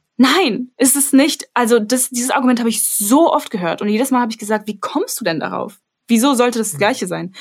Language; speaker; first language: German; early bilingual, other home language; Armenian